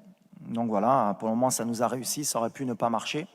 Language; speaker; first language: French; native; French